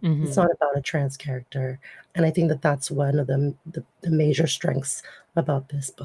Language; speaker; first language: English; native; English